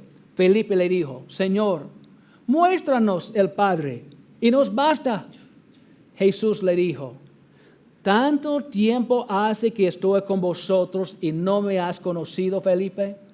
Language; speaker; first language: Spanish; non-native, fluent; English